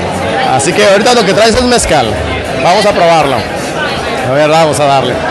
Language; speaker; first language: Spanish; native; Spanish